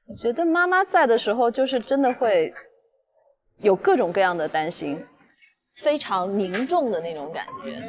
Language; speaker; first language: Chinese; native; Chinese